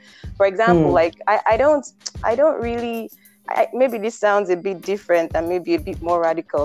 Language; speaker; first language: English; non-native, local second language; Igbo